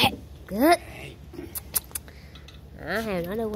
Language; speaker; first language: English; non-native, learner; Vietnamese